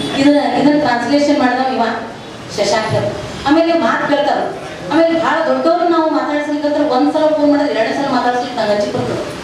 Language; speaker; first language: Kannada; native; Kannada